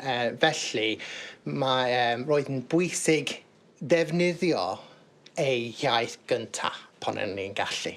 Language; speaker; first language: Welsh; non-native, learner; English